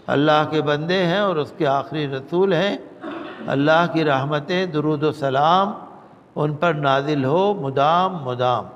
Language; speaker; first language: Urdu; native; Urdu